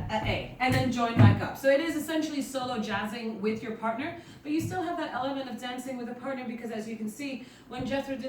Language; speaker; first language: English; native; English